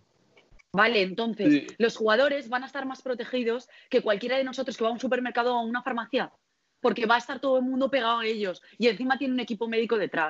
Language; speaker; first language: Spanish; native; Spanish